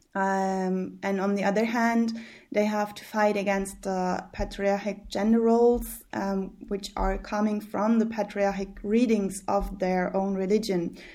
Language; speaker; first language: English; early bilingual, heritage; German